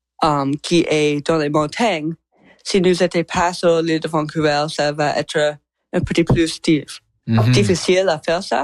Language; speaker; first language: French; non-native, learner; English